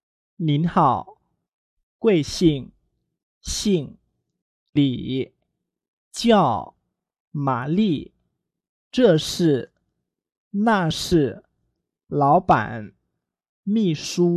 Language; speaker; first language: Chinese; non-native, fluent; Vietnamese